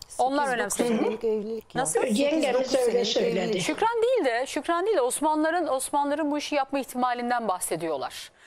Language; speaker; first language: Turkish; native; Turkish